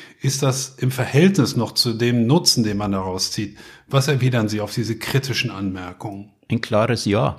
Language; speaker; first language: German; native; German